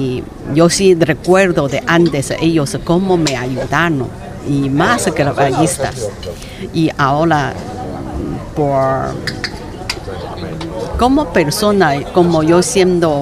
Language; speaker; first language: Spanish; non-native, learner; Chinese